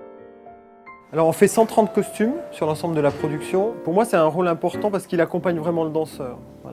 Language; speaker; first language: French; native; French